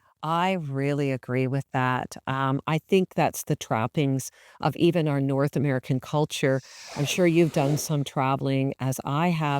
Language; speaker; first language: English; native; English